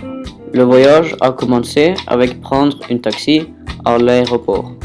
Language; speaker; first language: French; non-native, learner; Norwegian